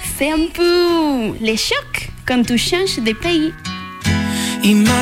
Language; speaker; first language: French; non-native, learner; Spanish